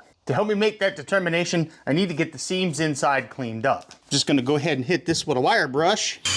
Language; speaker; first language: English; native; English